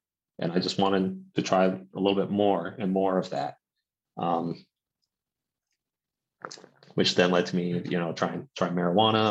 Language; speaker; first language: English; native; English